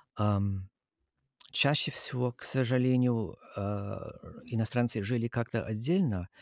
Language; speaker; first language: Russian; non-native, fluent; English